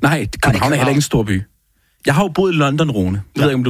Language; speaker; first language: Danish; native; Danish